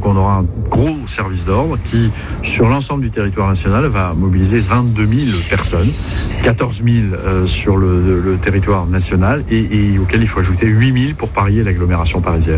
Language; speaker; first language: French; native; French